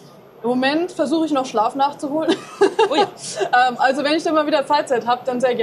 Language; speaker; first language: German; native; German